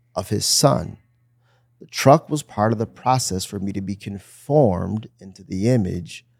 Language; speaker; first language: English; native; English